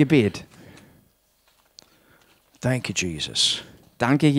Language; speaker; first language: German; non-native, learner; English